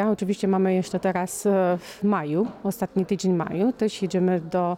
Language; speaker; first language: Polish; non-native, fluent; Romanian